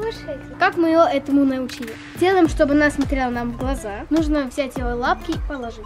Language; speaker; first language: Russian; native; Russian